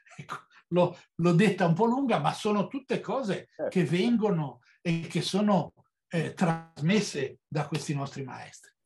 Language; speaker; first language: Italian; native; Italian